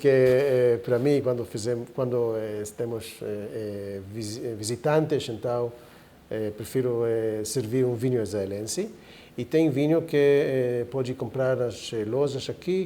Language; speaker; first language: Portuguese; non-native, fluent; Hebrew